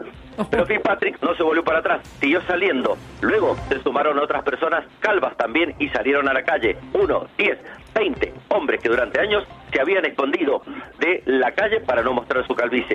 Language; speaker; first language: Spanish; native; Spanish